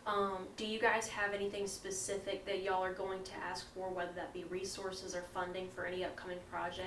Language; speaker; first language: English; native; English